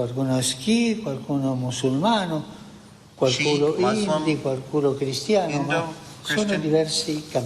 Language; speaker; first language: Italian; non-native, fluent; Spanish